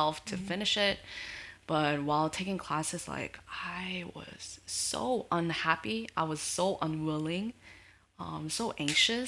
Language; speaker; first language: English; early bilingual, other home language; Korean